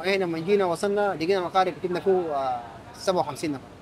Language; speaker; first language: Arabic; native; Arabic